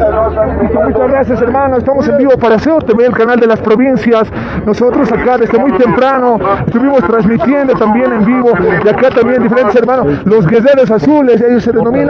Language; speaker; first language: Spanish; native; Spanish